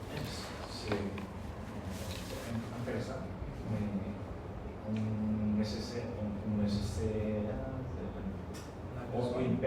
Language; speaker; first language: French; non-native, learner; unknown